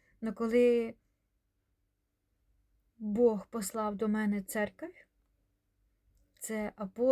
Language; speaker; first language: Ukrainian; non-native, local second language; Russian